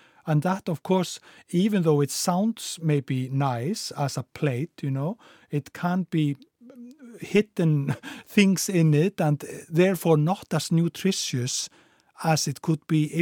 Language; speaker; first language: English; non-native, fluent; Icelandic